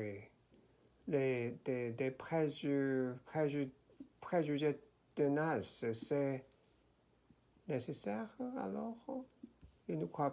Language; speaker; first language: French; non-native, learner; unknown